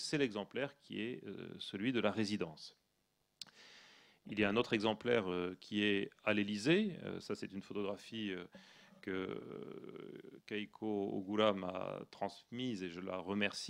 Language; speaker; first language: French; native; French